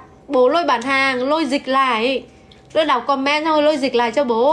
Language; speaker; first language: Vietnamese; native; Vietnamese